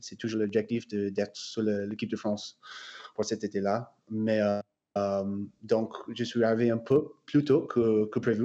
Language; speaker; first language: French; non-native, fluent; English